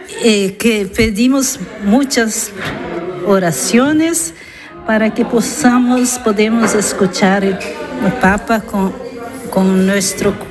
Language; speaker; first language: Spanish; non-native, fluent; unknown